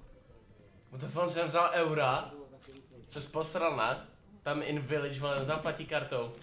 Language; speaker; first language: Czech; native; Czech